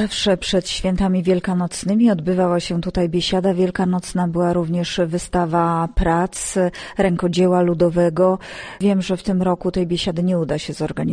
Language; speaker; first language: Polish; native; Polish